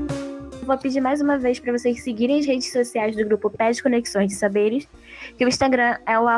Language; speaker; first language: Portuguese; native; Portuguese